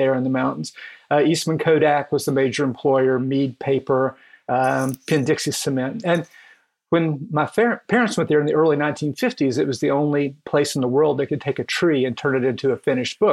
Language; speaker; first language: English; native; English